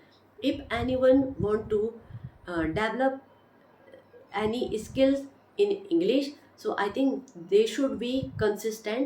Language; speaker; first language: English; non-native, learner; Hindi